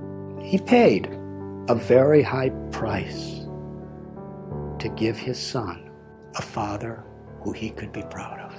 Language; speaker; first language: English; native; English